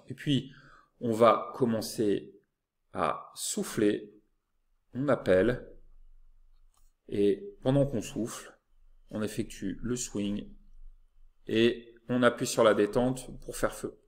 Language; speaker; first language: French; native; French